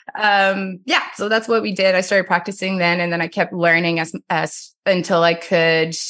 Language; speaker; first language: English; non-native, fluent; French